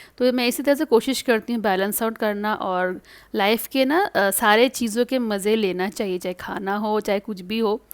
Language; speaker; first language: Hindi; non-native, local second language; Bangla